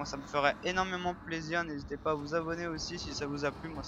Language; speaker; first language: French; native; French